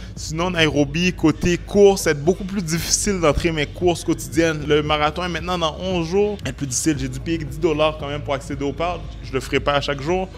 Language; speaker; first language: French; native; French